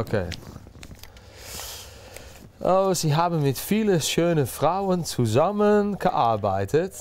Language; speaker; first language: German; non-native, learner; Dutch